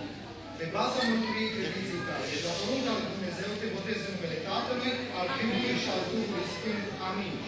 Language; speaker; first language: Romanian; native; Romanian